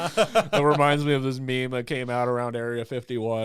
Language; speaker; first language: English; native; English